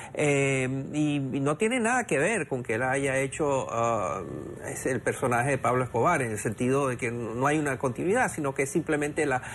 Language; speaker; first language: Spanish; native; Spanish